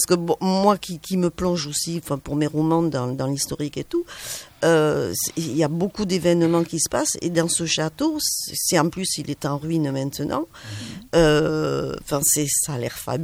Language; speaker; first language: French; native; French